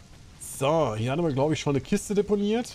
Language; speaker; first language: German; native; German